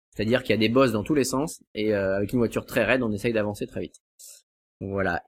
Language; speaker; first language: French; native; French